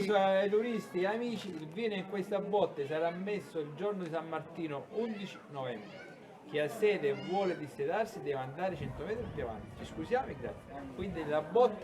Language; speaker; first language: Italian; native; Italian